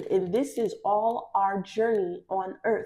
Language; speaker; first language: English; native; English